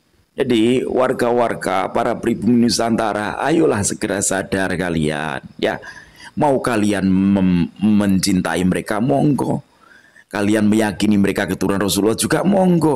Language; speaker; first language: Indonesian; non-native, local second language; Javanese